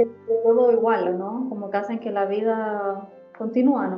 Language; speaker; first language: Spanish; native; Spanish